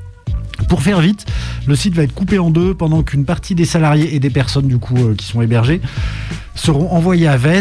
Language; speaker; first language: French; native; French